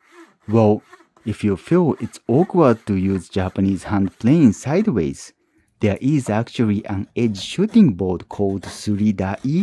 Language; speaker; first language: English; non-native, fluent; Japanese